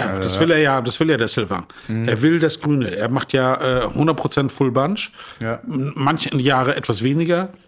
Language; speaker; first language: German; native; German